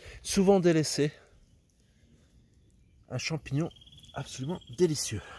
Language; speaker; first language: French; native; French